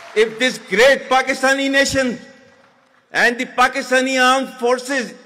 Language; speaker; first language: English; non-native, local second language; Urdu